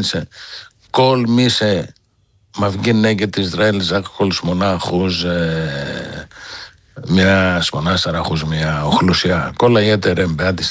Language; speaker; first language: Hebrew; non-native, fluent; Greek